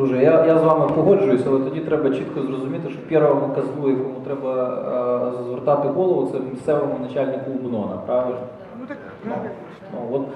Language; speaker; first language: Ukrainian; native; Ukrainian